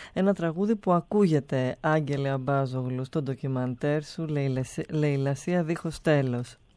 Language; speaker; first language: Greek; native; Greek